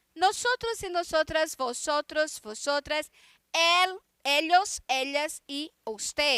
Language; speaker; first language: Spanish; non-native, fluent; Portuguese